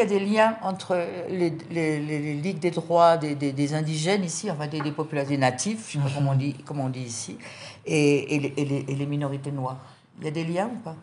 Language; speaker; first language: French; native; French